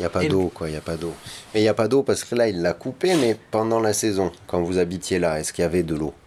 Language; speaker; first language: French; native; French